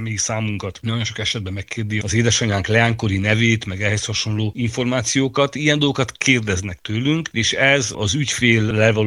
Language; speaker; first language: Hungarian; native; Hungarian